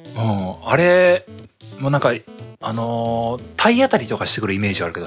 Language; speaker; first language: Japanese; native; Japanese